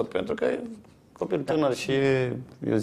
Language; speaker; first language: Romanian; native; Romanian